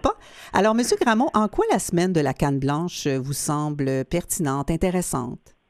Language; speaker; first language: French; native; French